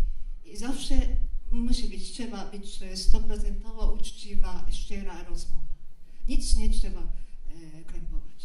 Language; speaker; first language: Polish; non-native, fluent; Japanese